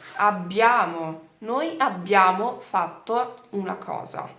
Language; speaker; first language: Italian; non-native, fluent; Portuguese